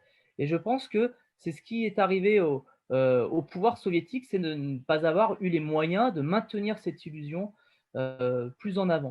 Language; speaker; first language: French; native; French